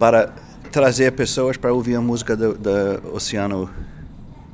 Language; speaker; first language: Portuguese; non-native, fluent; English